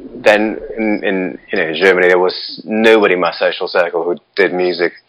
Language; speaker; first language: English; non-native, fluent; Russian